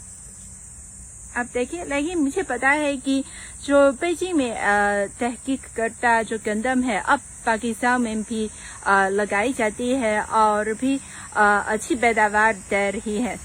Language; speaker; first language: Urdu; non-native, fluent; Chinese